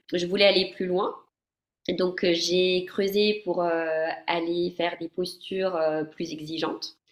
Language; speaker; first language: French; non-native, fluent; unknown